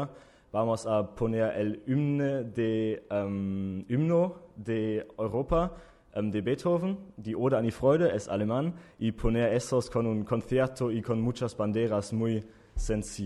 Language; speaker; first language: Spanish; non-native, learner; German